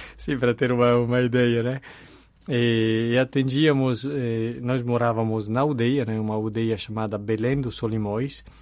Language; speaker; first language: Portuguese; non-native, fluent; Italian